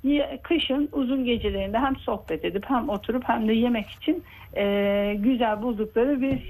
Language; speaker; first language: Turkish; native; Turkish